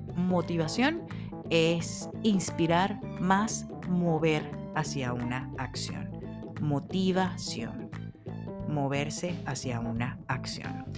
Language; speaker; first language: Spanish; native; Spanish